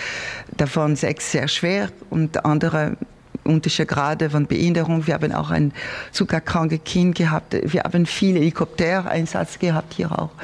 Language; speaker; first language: German; non-native, fluent; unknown